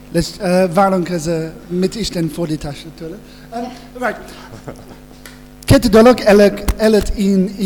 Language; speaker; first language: Hungarian; non-native, learner; English